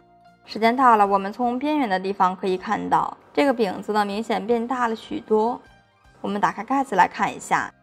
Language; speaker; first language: Chinese; native; Chinese